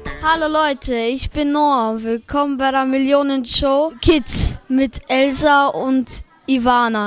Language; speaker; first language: German; native; German